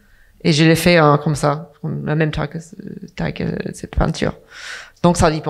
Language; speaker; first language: French; non-native, fluent; English